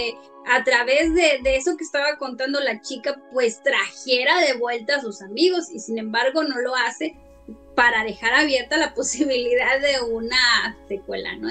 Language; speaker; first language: Spanish; native; Spanish